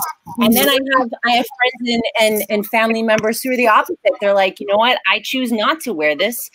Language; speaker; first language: English; native; English